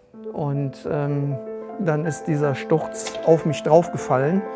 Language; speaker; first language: German; native; German